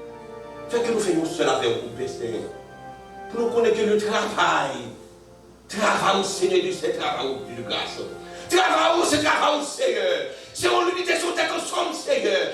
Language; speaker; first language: French; non-native, local second language; Haitian Creole